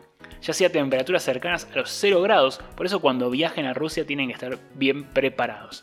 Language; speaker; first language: Spanish; native; Spanish